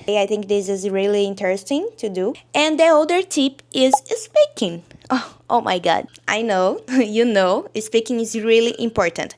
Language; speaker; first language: English; non-native, learner; Portuguese